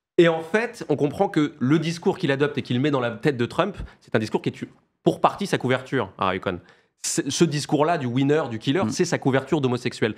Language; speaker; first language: French; native; French